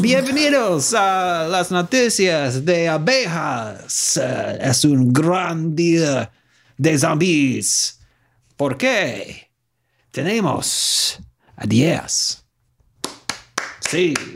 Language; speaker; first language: Spanish; non-native, learner; English